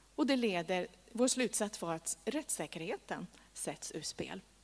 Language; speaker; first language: Swedish; native; Swedish